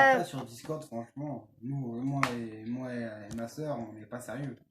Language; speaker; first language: French; native; French